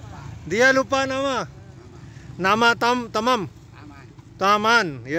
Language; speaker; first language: Indonesian; non-native, learner; Urdu